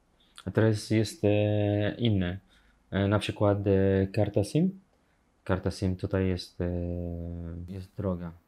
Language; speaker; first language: Polish; non-native, learner; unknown